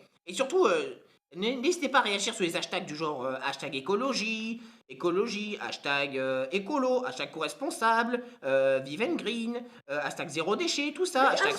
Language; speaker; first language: French; native; French